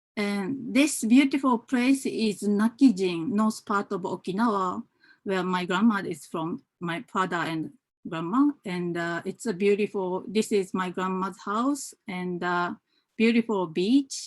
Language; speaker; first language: English; non-native, fluent; Japanese